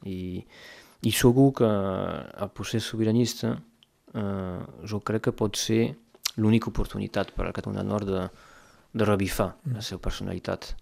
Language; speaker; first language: Catalan; non-native, local second language; French